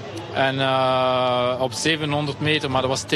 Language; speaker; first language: Dutch; non-native, local second language; French